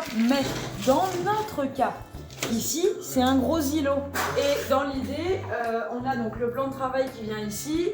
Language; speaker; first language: French; native; French